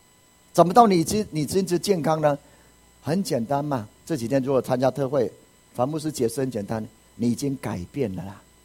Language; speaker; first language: Chinese; native; Chinese